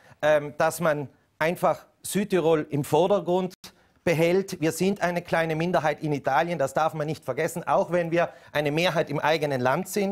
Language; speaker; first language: German; native; German